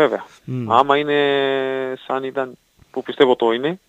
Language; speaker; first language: Greek; non-native, learner; Spanish